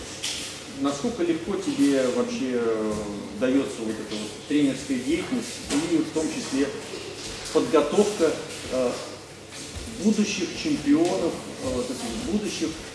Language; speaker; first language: Russian; native; Russian